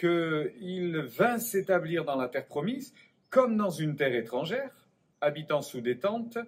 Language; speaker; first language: French; native; French